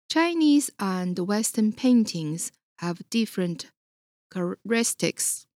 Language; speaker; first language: English; non-native, fluent; Chinese